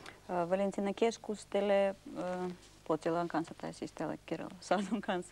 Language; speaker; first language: Finnish; non-native, fluent; Russian